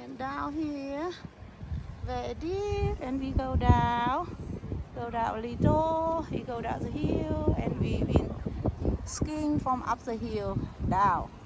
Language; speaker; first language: English; non-native, learner; Vietnamese